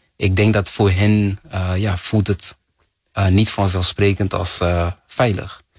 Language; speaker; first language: Dutch; early bilingual, other home language; Kinyarwanda